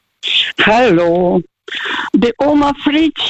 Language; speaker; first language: German; non-native, fluent; Russian